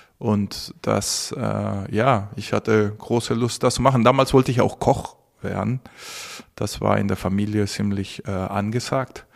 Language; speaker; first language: German; non-native, fluent; Spanish